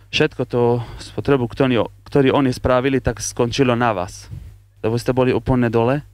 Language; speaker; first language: Slovak; non-native, learner; Persian